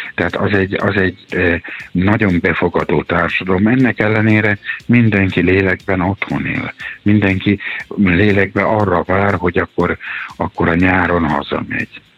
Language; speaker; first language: Hungarian; native; Hungarian